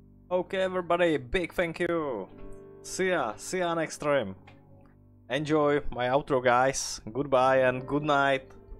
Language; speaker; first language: English; non-native, learner; Czech